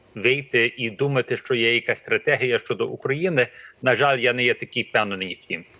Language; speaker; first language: Ukrainian; early bilingual, heritage; Ukrainian